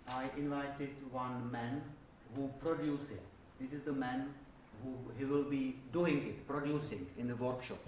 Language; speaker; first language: English; non-native, fluent; Czech